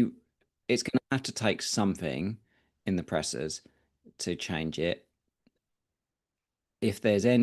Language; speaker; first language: English; native; English